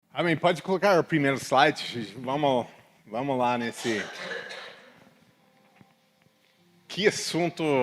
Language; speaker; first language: Portuguese; non-native, fluent; English